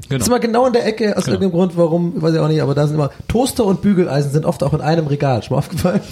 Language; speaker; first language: German; native; German